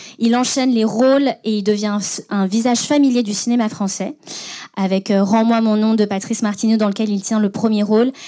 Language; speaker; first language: French; native; French